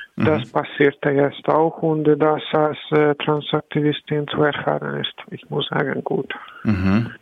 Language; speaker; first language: German; non-native, learner; Hungarian